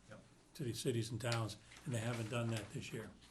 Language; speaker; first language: English; native; English